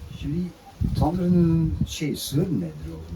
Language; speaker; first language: Turkish; non-native, fluent; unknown